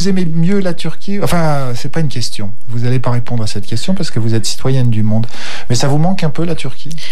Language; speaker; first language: French; native; French